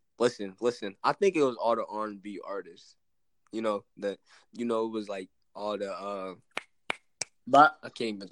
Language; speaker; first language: English; native; English